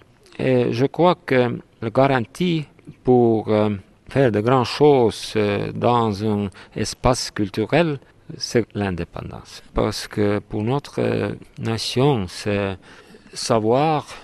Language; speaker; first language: French; non-native, fluent; Estonian